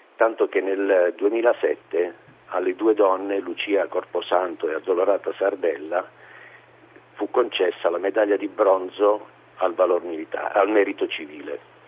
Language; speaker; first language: Italian; native; Italian